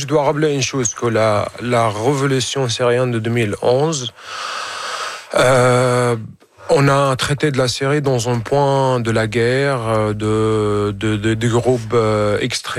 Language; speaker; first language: French; non-native, fluent; Arabic